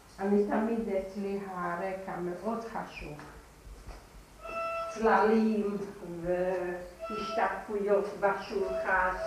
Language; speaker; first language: Hebrew; non-native, fluent; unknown